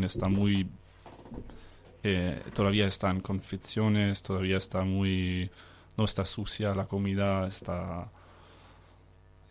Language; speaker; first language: Spanish; non-native, fluent; Danish